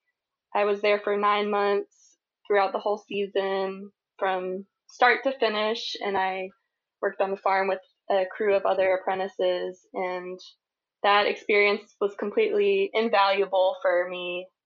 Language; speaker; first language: English; native; English